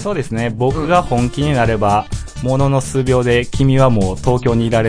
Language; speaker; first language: Japanese; native; Japanese